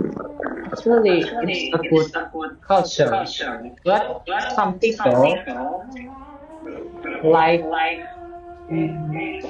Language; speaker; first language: English; non-native, learner; Javanese